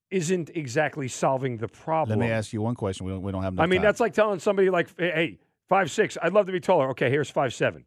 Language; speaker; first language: English; native; English